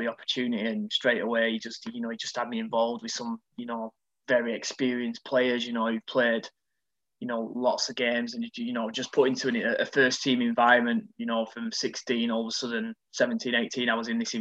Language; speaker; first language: English; native; English